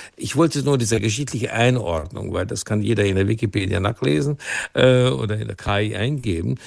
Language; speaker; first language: German; non-native, fluent; Hungarian